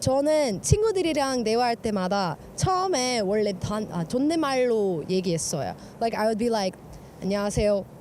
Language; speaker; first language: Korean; non-native, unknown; English